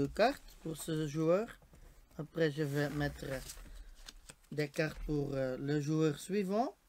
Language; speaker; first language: French; non-native, local second language; Dutch